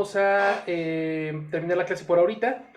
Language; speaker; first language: Spanish; native; Spanish